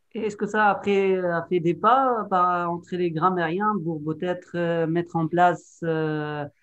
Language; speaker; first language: French; non-native, fluent; Arabic